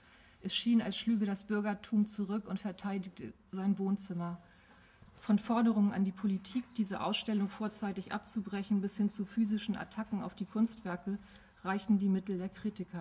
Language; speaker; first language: German; native; German